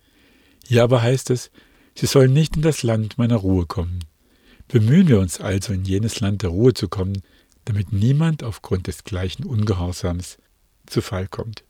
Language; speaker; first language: German; native; German